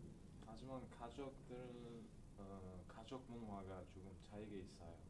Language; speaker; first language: Korean; non-native, learner; Uzbek